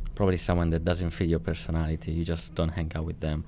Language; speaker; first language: English; non-native, fluent; Italian